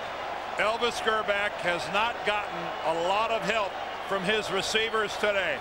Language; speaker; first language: English; native; English